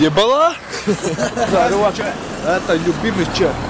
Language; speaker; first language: Russian; non-native, learner; Latvian